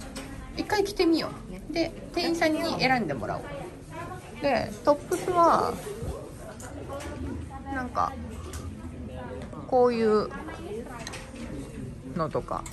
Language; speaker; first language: Japanese; native; Japanese